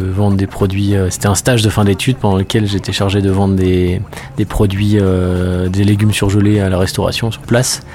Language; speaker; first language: French; native; French